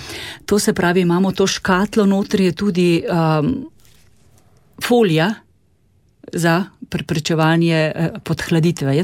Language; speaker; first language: Slovenian; native; Slovenian